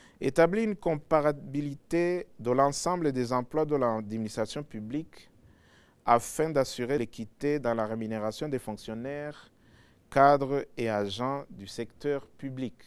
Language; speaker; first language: French; non-native, local second language; Rundi